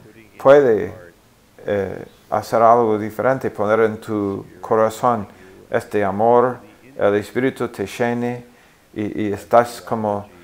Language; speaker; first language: Spanish; non-native, fluent; English